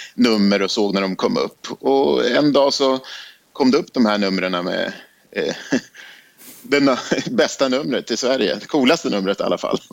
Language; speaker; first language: Swedish; native; Swedish